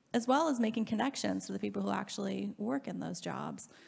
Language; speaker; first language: English; native; English